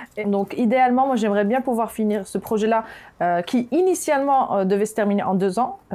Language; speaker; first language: French; non-native, local second language; Arabic